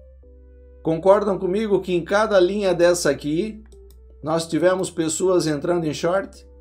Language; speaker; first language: Portuguese; native; Portuguese